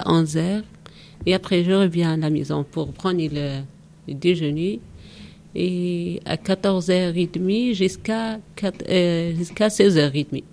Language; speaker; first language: French; non-native, learner; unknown